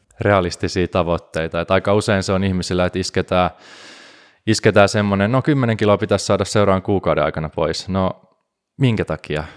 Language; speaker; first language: Finnish; native; Finnish